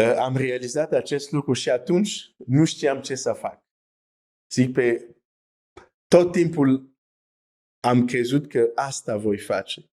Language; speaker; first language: Romanian; non-native, fluent; French